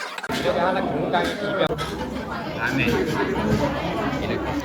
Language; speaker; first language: Korean; non-native, fluent; Chinese